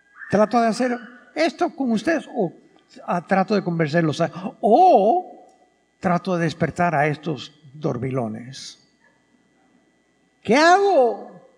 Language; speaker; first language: Spanish; early bilingual, other home language; English